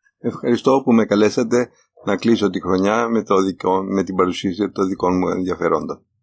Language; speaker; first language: Greek; native; Greek